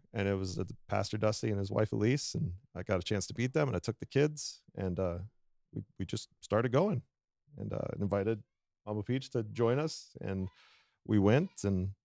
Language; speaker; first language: English; native; English